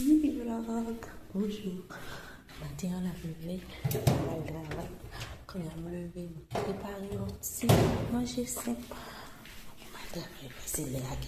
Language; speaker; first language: French; non-native, learner; Haitian Creole